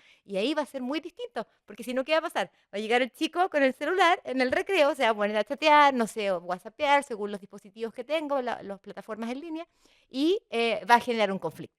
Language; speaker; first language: Spanish; native; Spanish